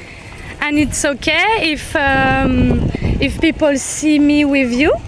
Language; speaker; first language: English; non-native, learner; French